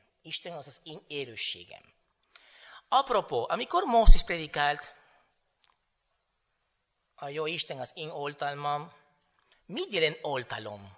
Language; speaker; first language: Hungarian; non-native, learner; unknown